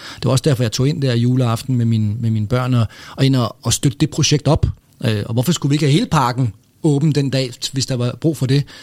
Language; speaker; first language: Danish; native; Danish